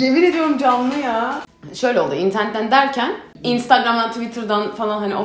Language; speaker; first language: Turkish; native; Turkish